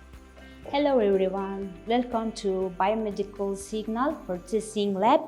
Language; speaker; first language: English; non-native, learner; Mongolian